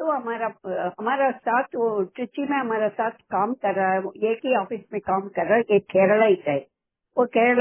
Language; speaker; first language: Hindi; non-native, local second language; Tamil